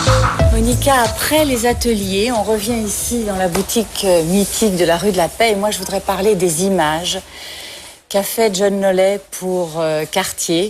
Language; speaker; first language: French; native; French